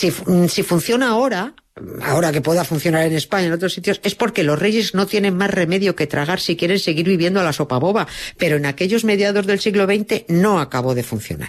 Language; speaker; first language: Spanish; native; Spanish